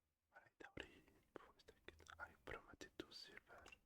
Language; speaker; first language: Basque; non-native, learner; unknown